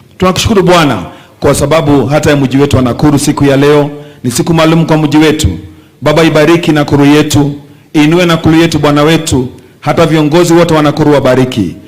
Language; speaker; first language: Swahili; non-native, local second language; Kikuyu